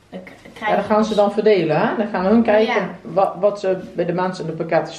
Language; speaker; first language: Dutch; native; Dutch